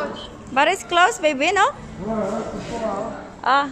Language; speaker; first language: English; non-native, local second language; Filipino